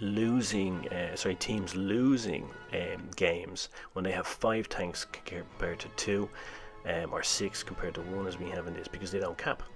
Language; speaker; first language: English; native; English